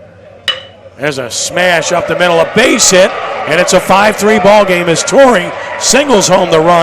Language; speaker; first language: English; native; English